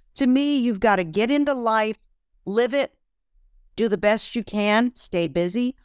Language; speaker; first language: English; native; English